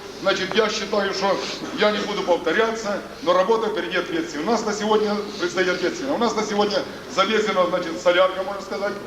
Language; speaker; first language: Russian; native; Russian